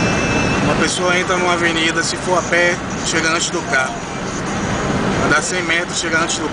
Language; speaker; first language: Portuguese; native; Portuguese